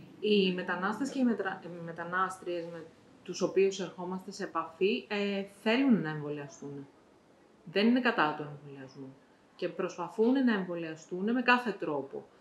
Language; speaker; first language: Greek; early bilingual, other home language; Arabic